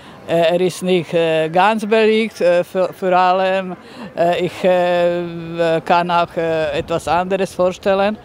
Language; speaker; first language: German; non-native, learner; Slovak